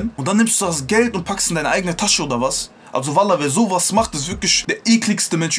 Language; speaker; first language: German; native; German